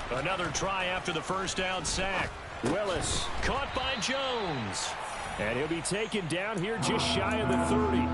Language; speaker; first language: English; native; English